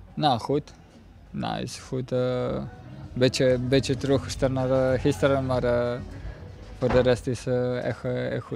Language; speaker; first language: Dutch; non-native, learner; Slovenian